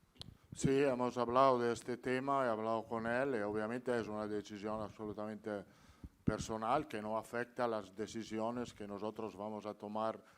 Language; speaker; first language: Spanish; non-native, fluent; Italian